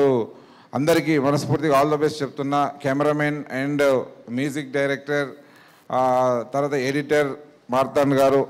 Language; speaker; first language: Telugu; native; Telugu